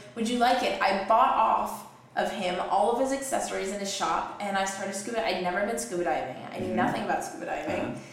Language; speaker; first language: English; native; English